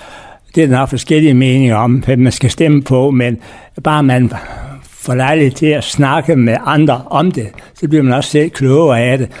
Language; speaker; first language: Danish; native; Danish